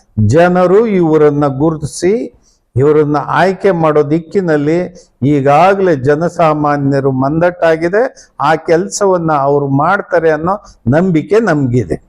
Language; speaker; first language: Kannada; native; Kannada